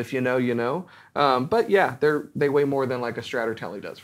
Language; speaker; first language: English; native; English